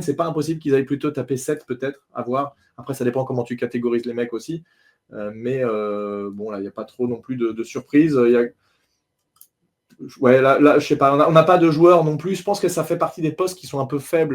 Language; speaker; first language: French; native; French